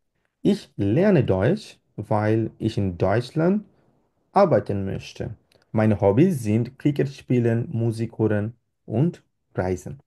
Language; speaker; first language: German; non-native, fluent; Bangla